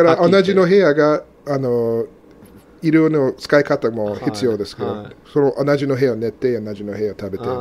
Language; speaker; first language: Japanese; non-native, fluent; English